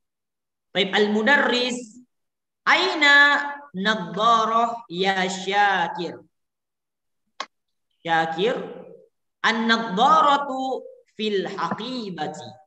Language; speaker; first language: Arabic; non-native, fluent; Indonesian